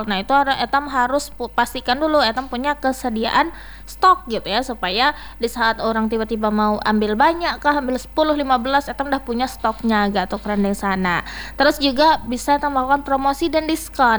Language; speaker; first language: Indonesian; native; Indonesian